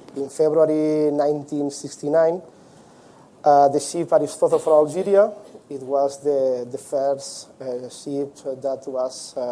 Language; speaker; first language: English; non-native, fluent; Spanish